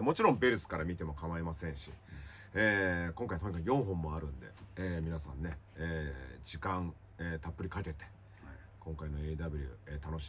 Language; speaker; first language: Japanese; native; Japanese